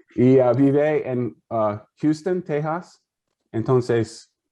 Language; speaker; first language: Spanish; non-native, learner; English